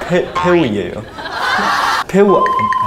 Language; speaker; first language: Korean; non-native, learner; Chinese